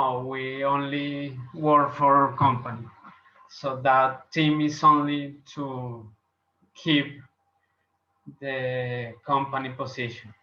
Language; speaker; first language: English; non-native, local second language; Spanish